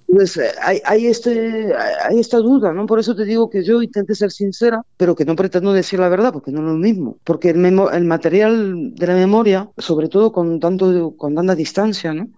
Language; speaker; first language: Spanish; non-native, fluent; French